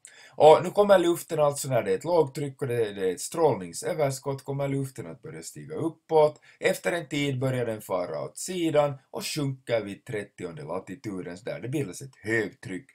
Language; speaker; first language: Swedish; native; Swedish